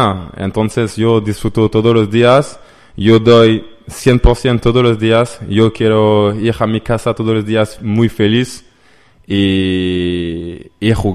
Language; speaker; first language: Spanish; non-native, learner; French